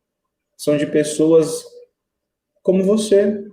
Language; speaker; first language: Portuguese; native; Portuguese